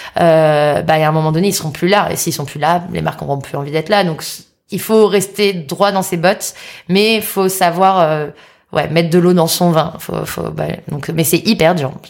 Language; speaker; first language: French; native; French